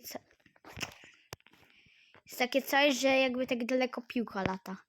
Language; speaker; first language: Polish; native; Polish